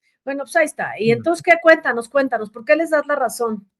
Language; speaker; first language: Spanish; native; Spanish